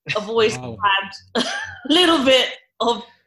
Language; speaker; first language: English; native; English